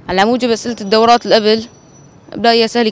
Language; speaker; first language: Arabic; native; Arabic